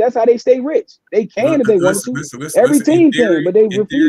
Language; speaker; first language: English; native; English